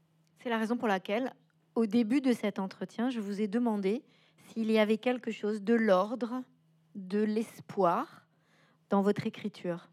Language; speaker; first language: French; native; French